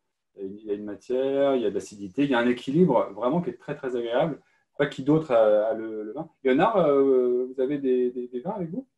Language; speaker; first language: French; native; French